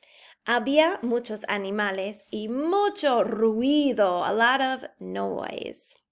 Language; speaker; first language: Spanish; non-native, fluent; English